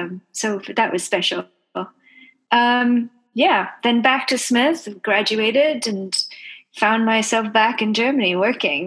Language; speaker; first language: English; non-native, local second language; Bangla